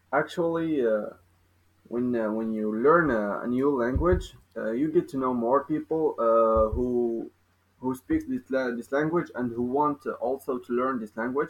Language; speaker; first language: English; non-native, fluent; Arabic